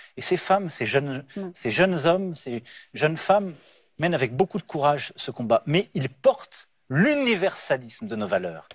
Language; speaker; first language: French; native; French